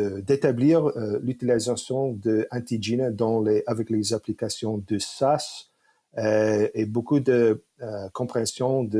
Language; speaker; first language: French; non-native, fluent; English